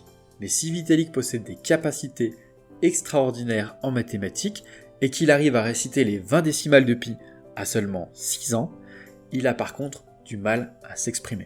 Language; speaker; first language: French; native; French